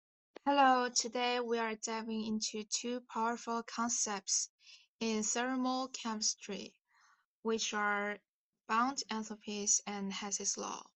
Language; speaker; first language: English; non-native, fluent; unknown